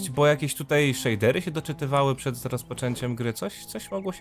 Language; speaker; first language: Polish; native; Polish